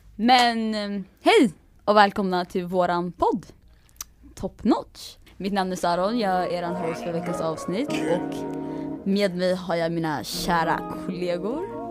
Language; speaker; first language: Swedish; early bilingual, other home language; Tigrinya